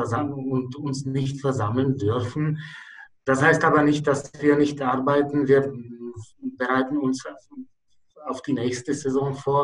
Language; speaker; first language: German; non-native, fluent; Czech